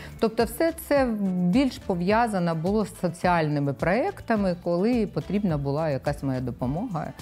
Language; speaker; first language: Ukrainian; non-native, local second language; Russian